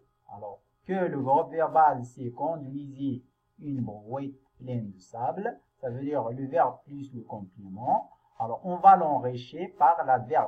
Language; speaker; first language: French; non-native, local second language; Arabic